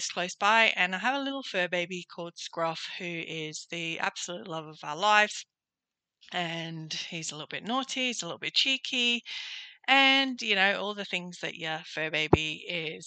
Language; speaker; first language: English; native; English